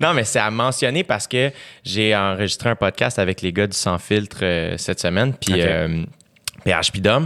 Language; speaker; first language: French; native; French